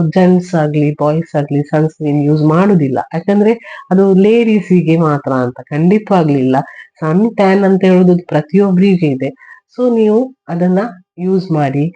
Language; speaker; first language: Kannada; non-native, local second language; Tulu